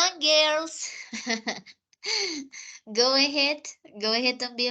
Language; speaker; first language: English; non-native, fluent; Spanish